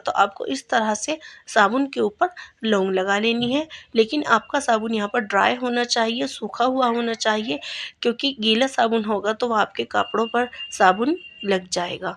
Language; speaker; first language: Hindi; native; Hindi